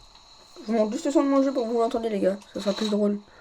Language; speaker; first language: French; native; French